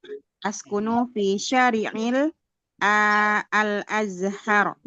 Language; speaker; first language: Arabic; non-native, learner; Indonesian